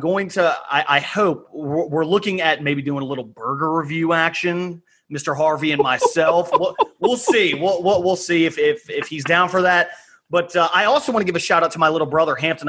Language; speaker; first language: English; native; English